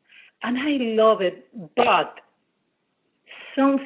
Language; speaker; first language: English; non-native, fluent; Spanish